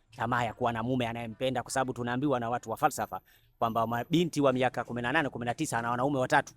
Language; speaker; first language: Swahili; native; Swahili